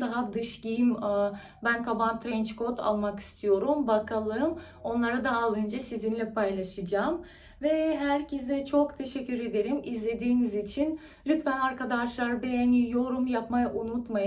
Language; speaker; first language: Turkish; non-native, fluent; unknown